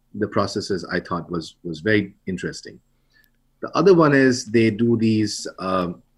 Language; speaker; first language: English; non-native, local second language; Bangla